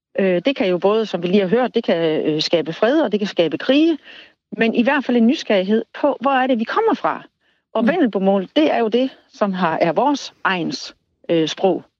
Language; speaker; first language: Danish; native; Danish